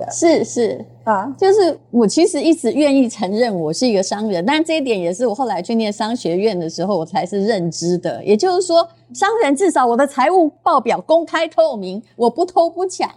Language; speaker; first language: Chinese; native; Chinese